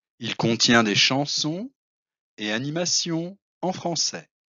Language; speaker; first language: French; non-native, fluent; Spanish